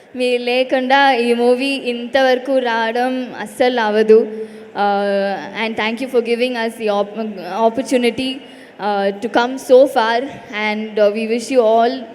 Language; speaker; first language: Telugu; non-native, learner; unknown